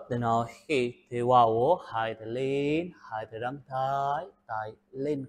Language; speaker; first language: Vietnamese; non-native, learner; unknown